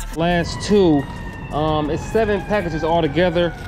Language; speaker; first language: English; native; English